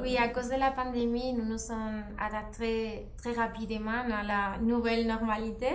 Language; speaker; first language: French; non-native, fluent; Spanish